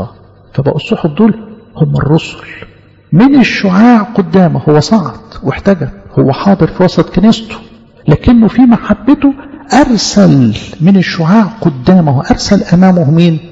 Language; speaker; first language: Arabic; native; Arabic